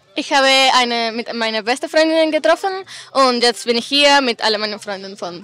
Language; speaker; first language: German; non-native, learner; Spanish